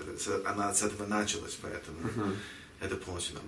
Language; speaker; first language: Russian; early bilingual, heritage; Russian